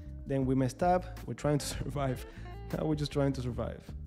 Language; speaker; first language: English; non-native, fluent; Spanish